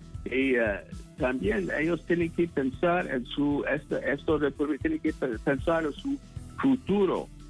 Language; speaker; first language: Spanish; non-native, fluent; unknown